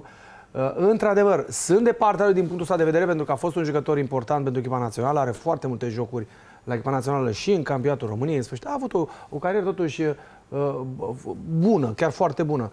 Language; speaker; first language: Romanian; native; Romanian